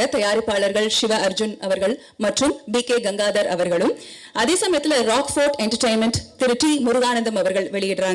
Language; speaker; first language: Tamil; native; Tamil